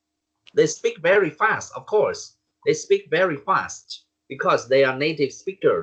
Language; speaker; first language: English; non-native, learner; Vietnamese